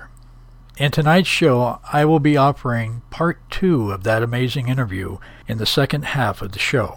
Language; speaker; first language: English; native; English